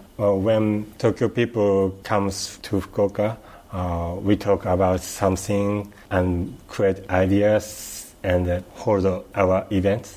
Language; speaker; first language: English; non-native, learner; Japanese